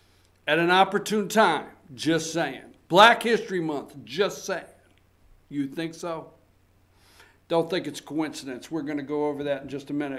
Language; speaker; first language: English; native; English